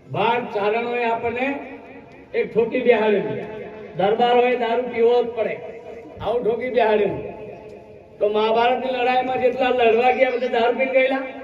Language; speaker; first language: Gujarati; native; Gujarati